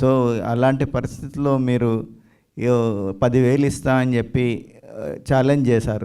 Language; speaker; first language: Telugu; native; Telugu